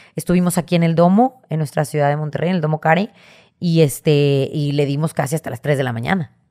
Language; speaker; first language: Spanish; native; Spanish